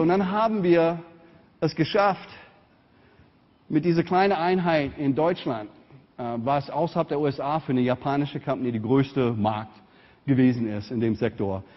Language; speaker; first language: German; non-native, fluent; English